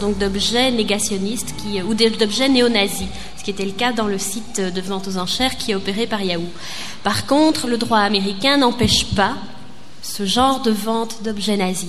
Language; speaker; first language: French; native; French